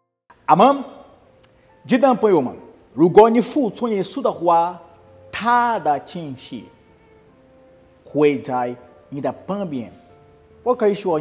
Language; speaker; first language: Chinese; non-native, fluent; Portuguese